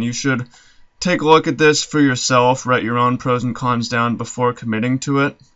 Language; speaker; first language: English; native; English